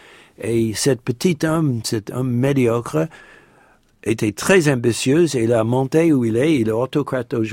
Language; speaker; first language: French; non-native, fluent; English